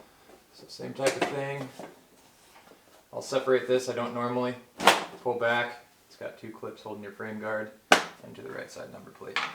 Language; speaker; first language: English; native; English